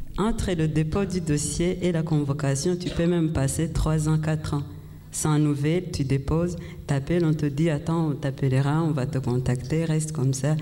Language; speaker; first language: French; non-native, local second language; Kinyarwanda